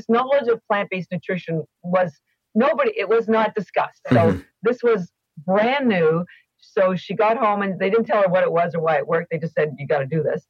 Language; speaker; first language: English; native; English